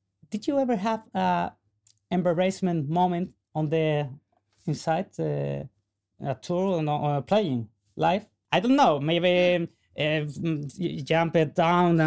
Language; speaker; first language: English; non-native, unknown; Spanish